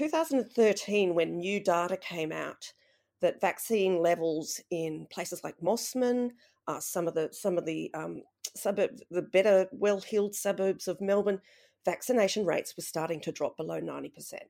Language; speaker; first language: English; native; English